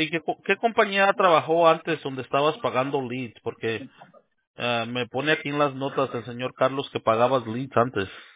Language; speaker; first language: Spanish; early bilingual, heritage; Spanish